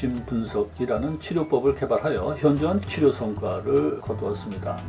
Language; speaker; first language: Korean; native; Korean